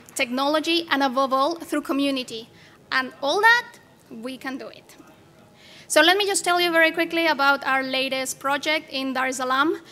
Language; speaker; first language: English; non-native, fluent; Spanish